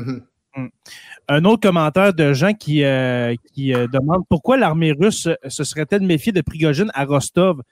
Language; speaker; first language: French; native; French